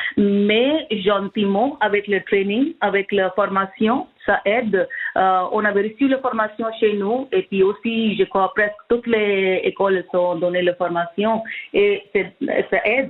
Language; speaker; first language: French; non-native, learner; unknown